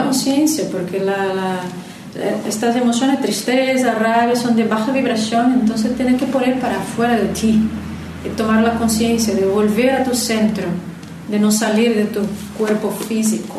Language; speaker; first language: Spanish; non-native, learner; Portuguese